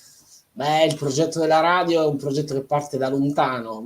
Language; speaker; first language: Italian; native; Italian